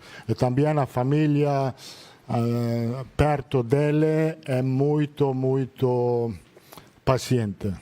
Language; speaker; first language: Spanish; non-native, fluent; Italian